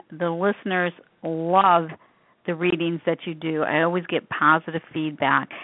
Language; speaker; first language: English; native; English